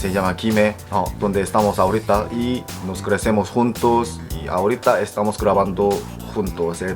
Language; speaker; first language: Spanish; non-native, fluent; Korean